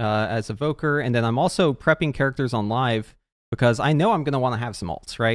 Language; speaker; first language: English; native; English